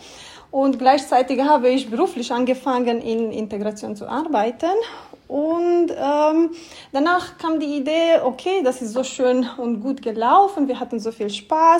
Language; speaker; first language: German; non-native, fluent; Romanian